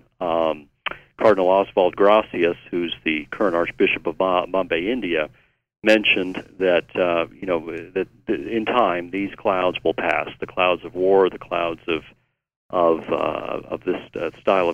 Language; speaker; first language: English; native; English